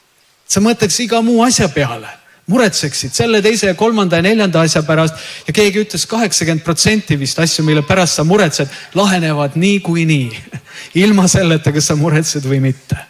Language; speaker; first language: Estonian; native; Estonian